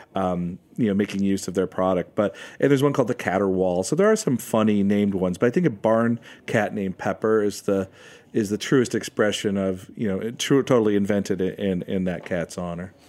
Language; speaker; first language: English; native; English